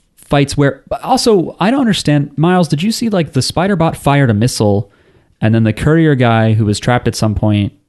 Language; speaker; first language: English; native; English